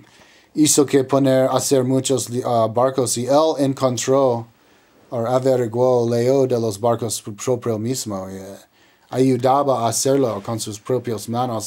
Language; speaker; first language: Spanish; non-native, learner; English